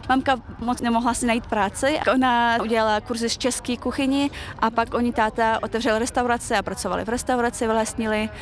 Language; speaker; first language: Czech; early bilingual, other home language; Chechen